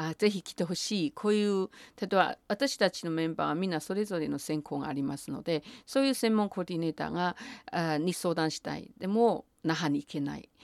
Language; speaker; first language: Japanese; non-native, fluent; Chinese